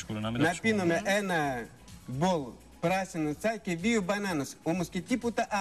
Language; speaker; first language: Greek; non-native, fluent; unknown